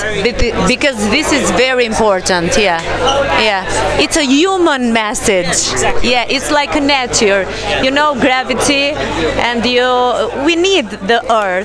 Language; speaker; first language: English; non-native, learner; Albanian